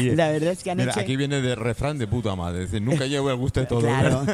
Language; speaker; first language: Spanish; non-native, fluent; English